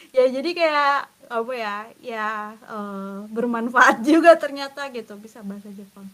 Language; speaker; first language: Indonesian; native; Indonesian